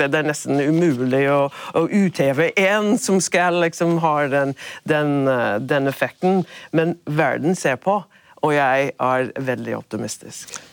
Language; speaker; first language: Norwegian; non-native, fluent; English